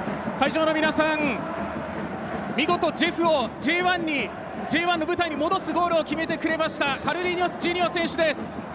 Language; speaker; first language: Japanese; native; Japanese